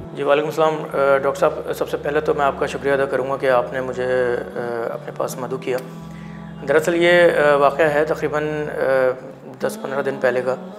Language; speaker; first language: Urdu; native; Urdu